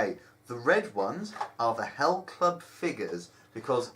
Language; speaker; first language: English; native; English